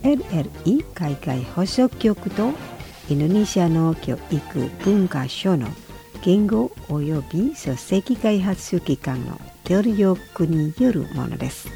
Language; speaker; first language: Japanese; non-native, fluent; Indonesian